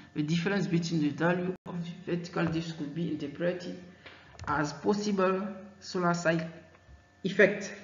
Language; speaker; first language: English; non-native, fluent; French